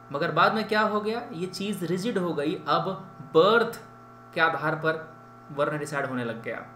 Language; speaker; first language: Hindi; native; Hindi